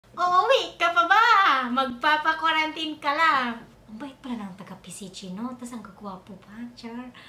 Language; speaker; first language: Filipino; non-native, local second language; Cebuano